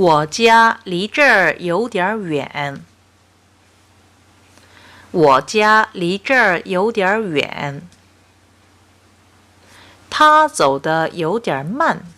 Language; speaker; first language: Chinese; non-native, fluent; Korean